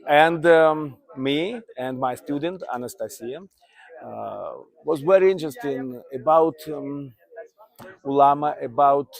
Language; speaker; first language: English; non-native, learner; Russian